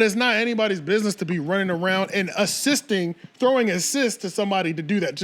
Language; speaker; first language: English; native; English